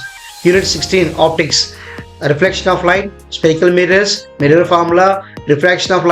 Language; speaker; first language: English; non-native, local second language; Telugu